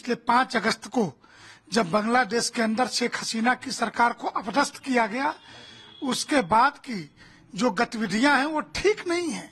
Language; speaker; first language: Hindi; native; Hindi